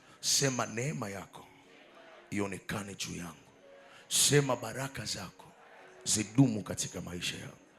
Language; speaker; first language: Swahili; native; Swahili